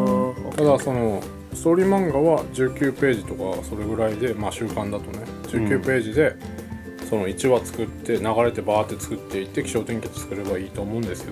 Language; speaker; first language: Japanese; native; Japanese